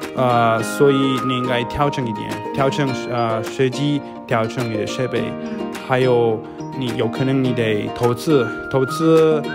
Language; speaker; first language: Chinese; non-native, fluent; Spanish